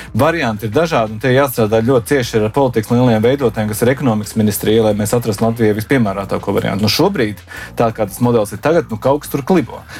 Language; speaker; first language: Latvian; native; Latvian